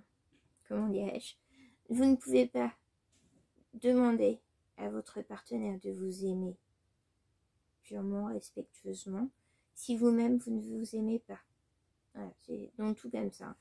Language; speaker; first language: French; native; French